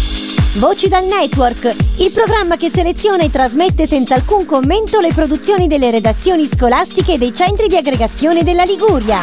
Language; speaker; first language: Italian; native; Italian